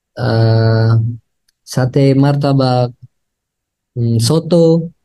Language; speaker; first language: English; non-native, learner; Indonesian